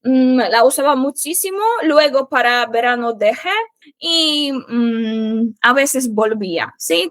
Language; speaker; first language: Spanish; non-native, fluent; Polish